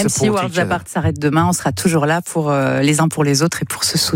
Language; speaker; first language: French; native; French